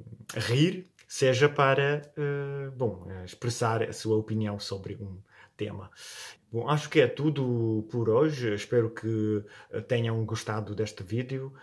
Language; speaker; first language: Portuguese; non-native, fluent; Italian